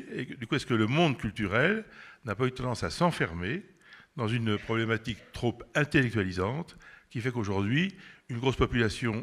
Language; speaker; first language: French; native; French